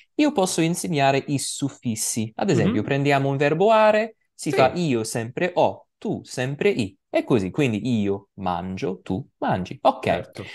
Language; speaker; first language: Italian; non-native, fluent; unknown